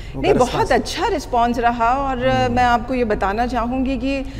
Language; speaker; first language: Hindi; native; Hindi